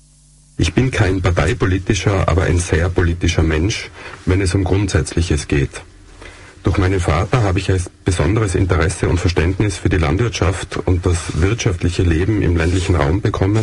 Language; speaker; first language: German; native; German